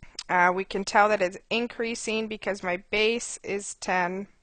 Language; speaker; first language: English; native; English